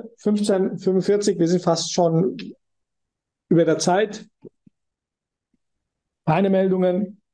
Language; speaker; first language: German; native; German